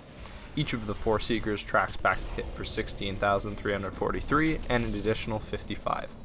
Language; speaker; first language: English; native; English